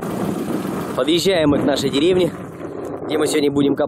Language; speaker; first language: Russian; native; Russian